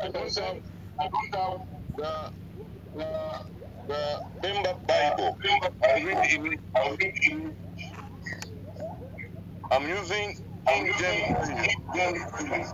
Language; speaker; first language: English; non-native, local second language; Bemba